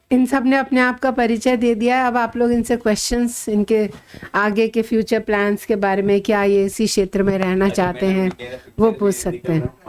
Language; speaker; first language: Hindi; native; Hindi